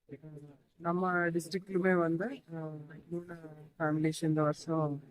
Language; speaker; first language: Tamil; native; Tamil